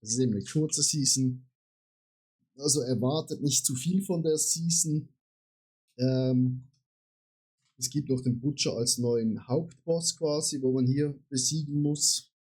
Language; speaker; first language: German; native; German